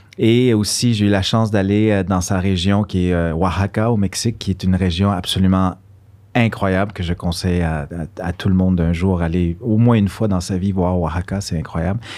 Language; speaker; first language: French; early bilingual, other home language; Spanish